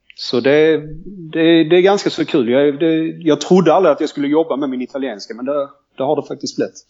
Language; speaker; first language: Swedish; native; Swedish